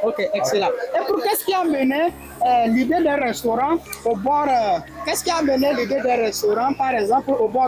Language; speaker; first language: French; non-native, fluent; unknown